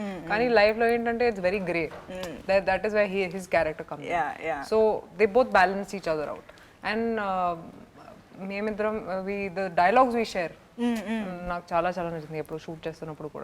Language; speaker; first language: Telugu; non-native, learner; Hindi